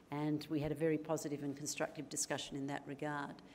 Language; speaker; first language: English; native; English